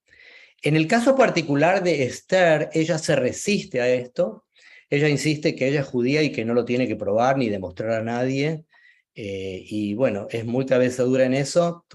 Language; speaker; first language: Spanish; native; Spanish